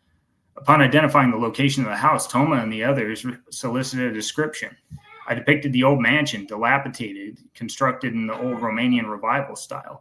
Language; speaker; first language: English; native; English